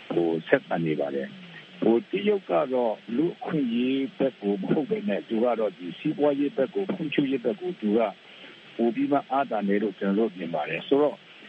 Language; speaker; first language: Burmese; non-native, local second language; Kachin